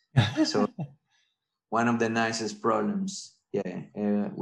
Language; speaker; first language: English; non-native, fluent; Spanish